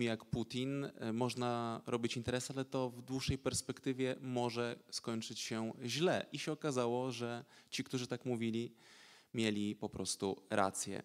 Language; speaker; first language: Polish; native; Polish